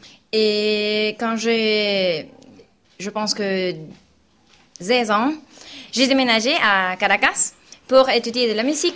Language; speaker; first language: French; non-native, learner; Spanish